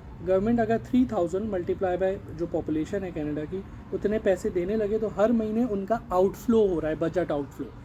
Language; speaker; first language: Urdu; native; Urdu